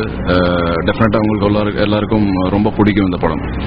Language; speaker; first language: Tamil; non-native, fluent; Malayalam